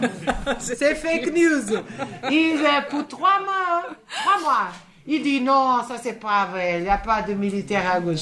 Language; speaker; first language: French; non-native, fluent; Portuguese